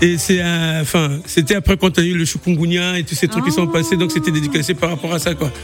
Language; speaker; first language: French; non-native, local second language; Lingala